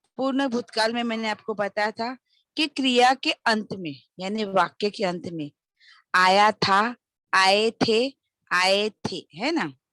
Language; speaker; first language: Hindi; non-native, local second language; Marathi